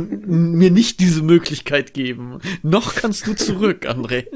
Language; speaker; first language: German; native; German